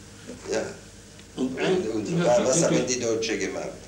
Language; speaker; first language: German; non-native, fluent; French